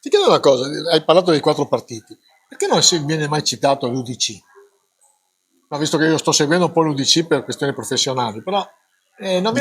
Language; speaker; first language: Italian; native; Italian